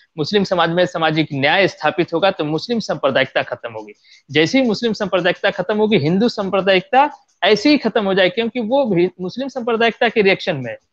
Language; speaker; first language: Hindi; non-native, local second language; Bhojpuri